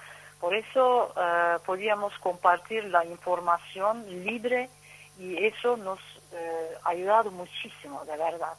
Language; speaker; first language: Spanish; non-native, fluent; Turkish